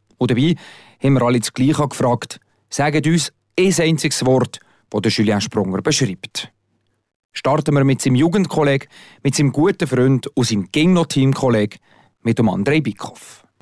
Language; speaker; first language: German; native; German